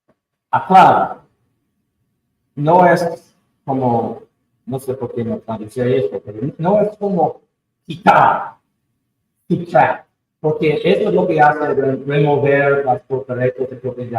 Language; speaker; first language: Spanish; non-native, fluent; English